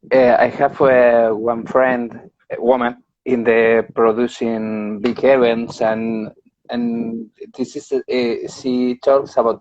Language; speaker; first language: English; non-native, learner; Spanish